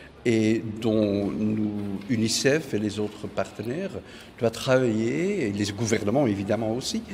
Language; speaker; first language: French; non-native, fluent; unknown